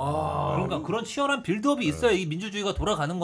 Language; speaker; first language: Korean; native; Korean